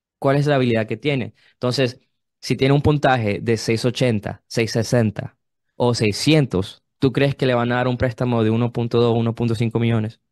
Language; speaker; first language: Spanish; early bilingual, heritage; Spanish